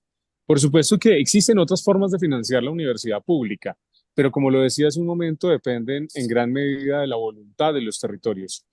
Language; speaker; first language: Spanish; native; Spanish